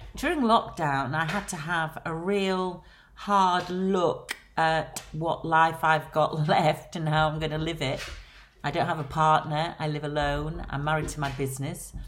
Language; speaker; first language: English; native; English